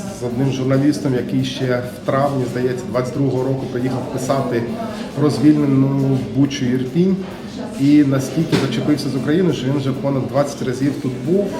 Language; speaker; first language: Ukrainian; native; Ukrainian